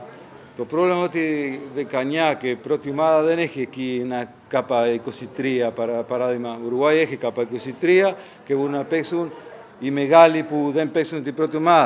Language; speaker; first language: Greek; non-native, fluent; Spanish